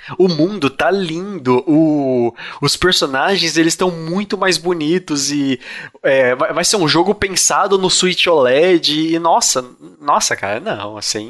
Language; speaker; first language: Portuguese; native; Portuguese